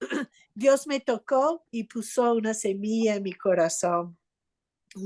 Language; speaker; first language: Spanish; non-native, fluent; English